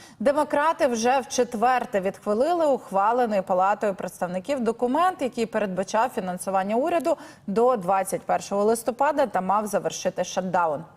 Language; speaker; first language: Ukrainian; native; Ukrainian